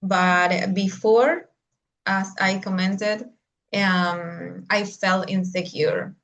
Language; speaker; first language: English; non-native, learner; Spanish